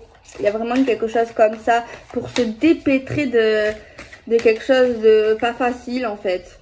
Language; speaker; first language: French; native; French